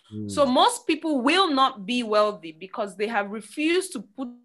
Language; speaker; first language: English; non-native, local second language; Igbo